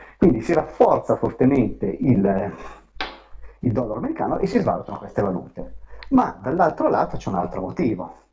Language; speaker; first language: Italian; native; Italian